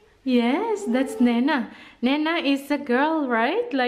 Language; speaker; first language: English; non-native, local second language; Filipino